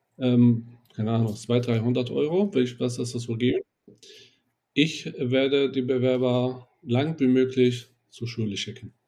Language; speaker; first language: German; non-native, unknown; Arabic